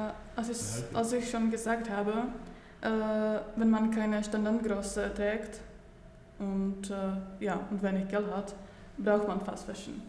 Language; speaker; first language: German; non-native, learner; Czech